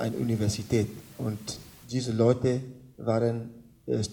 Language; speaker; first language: German; non-native, learner; French